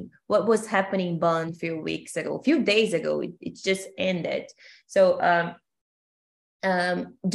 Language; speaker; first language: English; non-native, fluent; Portuguese